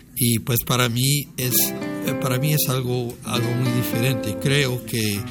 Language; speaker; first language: Spanish; non-native, fluent; English